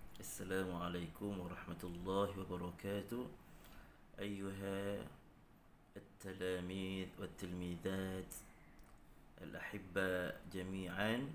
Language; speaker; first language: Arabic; non-native, fluent; Malay